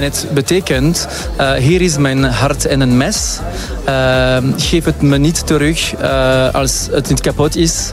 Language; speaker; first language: Dutch; non-native, local second language; French